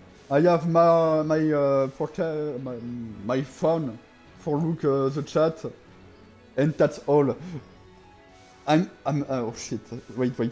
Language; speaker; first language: English; non-native, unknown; French